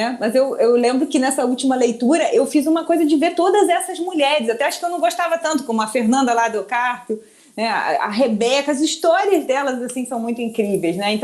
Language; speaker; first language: Portuguese; early bilingual, other home language; Spanish